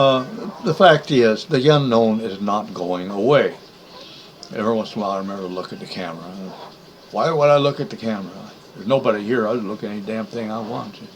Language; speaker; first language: English; native; English